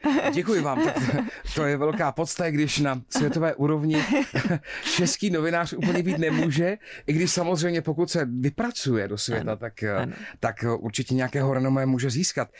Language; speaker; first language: Czech; native; Czech